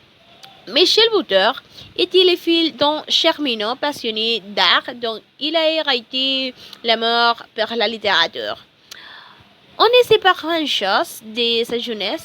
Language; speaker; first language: French; non-native, learner; Spanish